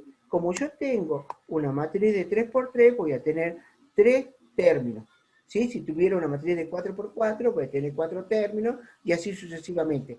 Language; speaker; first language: Spanish; native; Spanish